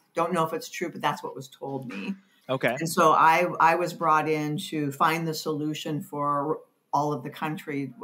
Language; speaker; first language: English; native; English